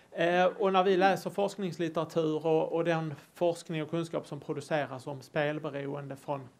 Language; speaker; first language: Swedish; native; Swedish